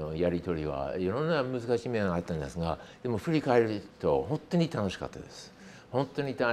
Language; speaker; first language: Japanese; non-native, fluent; English